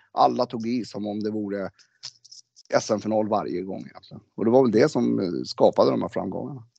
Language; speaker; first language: Swedish; native; Swedish